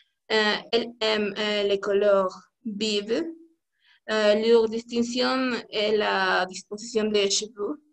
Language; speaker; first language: French; non-native, learner; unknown